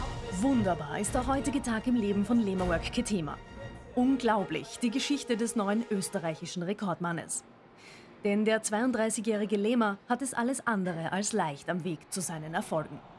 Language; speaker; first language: German; native; German